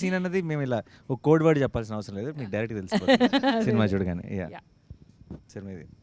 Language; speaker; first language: Telugu; native; Telugu